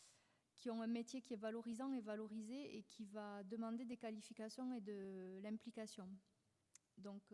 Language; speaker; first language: French; native; French